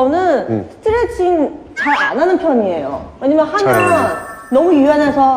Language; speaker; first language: Korean; non-native, fluent; Chinese